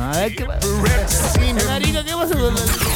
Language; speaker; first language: Spanish; native; Spanish